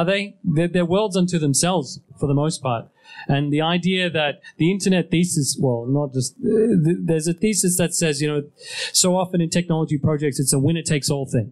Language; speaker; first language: English; native; English